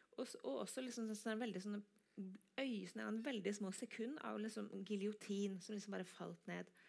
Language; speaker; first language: Norwegian; native; Norwegian